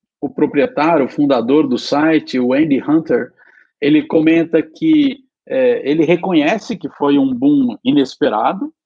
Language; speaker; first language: Portuguese; native; Portuguese